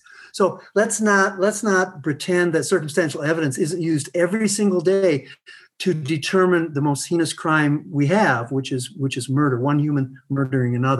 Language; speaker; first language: English; native; English